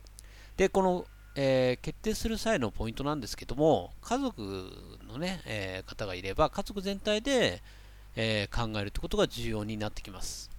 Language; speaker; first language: Japanese; native; Japanese